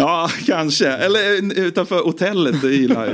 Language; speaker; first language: Swedish; native; Swedish